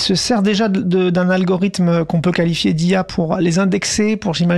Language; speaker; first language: French; native; French